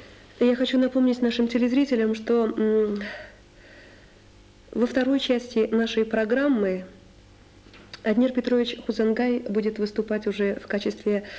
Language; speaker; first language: Russian; native; Russian